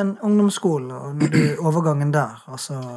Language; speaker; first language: Norwegian; native; Norwegian